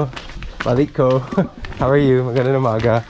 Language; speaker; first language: Filipino; non-native, learner; English